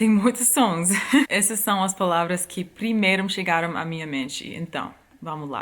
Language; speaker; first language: Portuguese; non-native, fluent; English